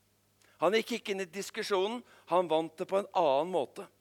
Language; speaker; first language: Swedish; non-native, learner; Norwegian